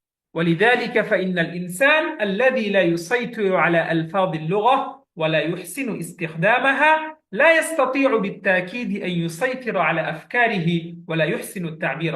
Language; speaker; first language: Arabic; non-native, fluent; Bangla